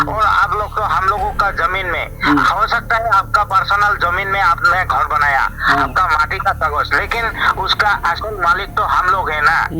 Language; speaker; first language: Hindi; non-native, local second language; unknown